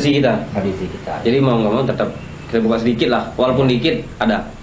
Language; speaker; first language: Malay; native; Malay